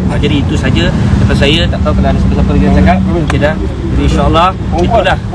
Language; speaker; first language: Malay; native; Malay